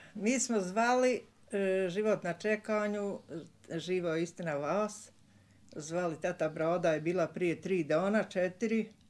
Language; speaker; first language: Croatian; native; Croatian